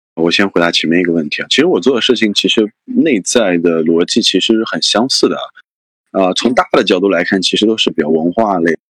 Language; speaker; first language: Chinese; native; Chinese